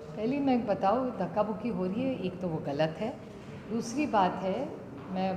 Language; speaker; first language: Hindi; non-native, local second language; Marathi